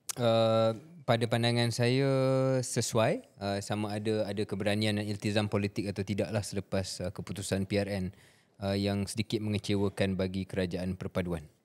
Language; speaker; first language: Malay; native; Malay